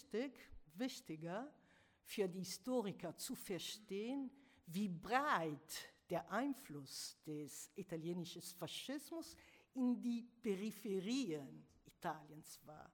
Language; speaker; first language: German; non-native, fluent; Italian